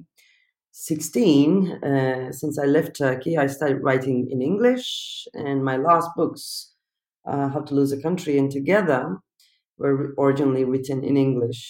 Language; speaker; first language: English; non-native, fluent; Turkish